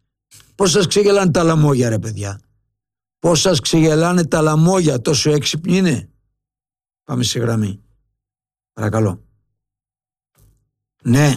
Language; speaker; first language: Greek; native; Greek